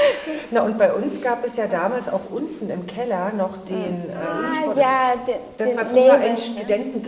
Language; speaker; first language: German; native; German